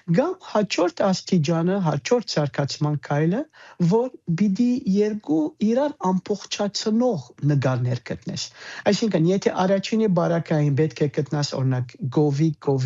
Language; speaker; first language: Armenian; early bilingual, heritage; Armenian